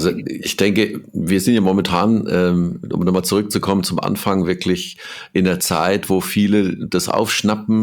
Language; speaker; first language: German; native; German